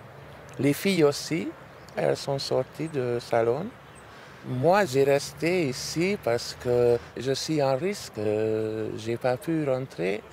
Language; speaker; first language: French; non-native, learner; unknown